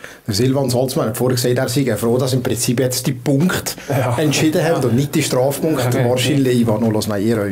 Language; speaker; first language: German; native; German